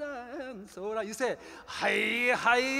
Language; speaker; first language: English; non-native, learner; Japanese